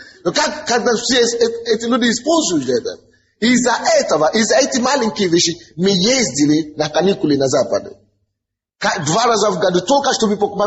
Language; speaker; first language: Russian; non-native, fluent; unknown